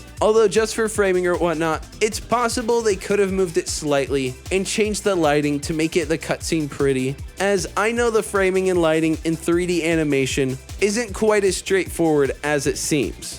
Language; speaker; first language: English; native; English